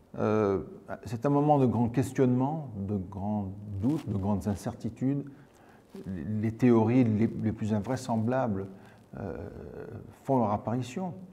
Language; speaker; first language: French; native; French